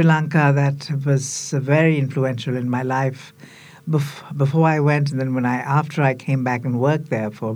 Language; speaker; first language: English; non-native, local second language; Tamil